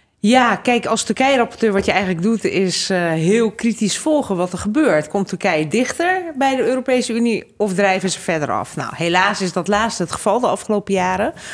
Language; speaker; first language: Dutch; early bilingual, other home language; Hungarian